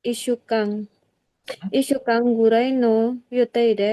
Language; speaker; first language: Japanese; non-native, learner; Indonesian